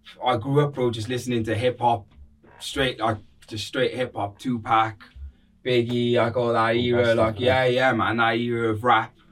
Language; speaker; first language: English; native; English